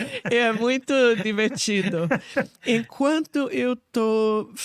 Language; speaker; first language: Portuguese; non-native, fluent; English